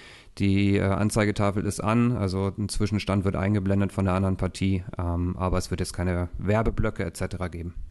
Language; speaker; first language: German; native; German